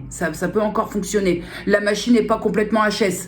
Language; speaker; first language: French; native; French